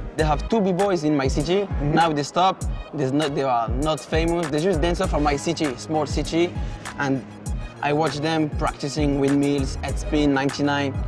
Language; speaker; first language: English; non-native, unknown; French